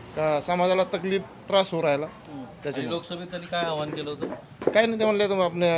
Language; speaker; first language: Marathi; non-native, local second language; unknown